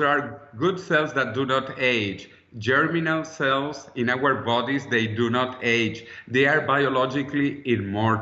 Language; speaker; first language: English; non-native, fluent; Spanish